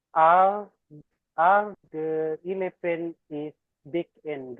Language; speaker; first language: English; non-native, learner; Indonesian